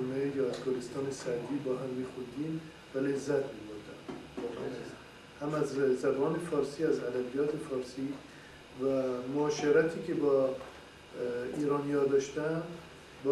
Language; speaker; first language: Persian; non-native, fluent; French